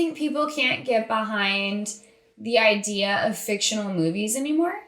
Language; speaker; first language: English; native; English